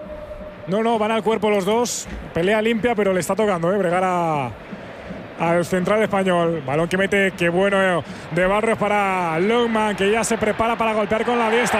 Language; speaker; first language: Spanish; native; Spanish